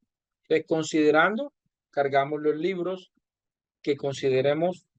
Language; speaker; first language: Spanish; native; Spanish